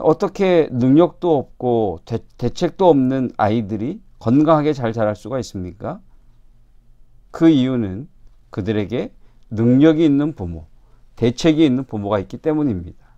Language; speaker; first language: Korean; native; Korean